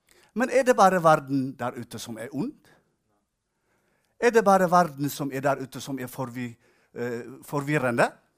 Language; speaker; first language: Norwegian; non-native, fluent; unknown